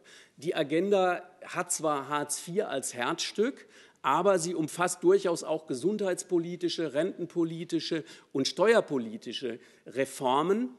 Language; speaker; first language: German; native; German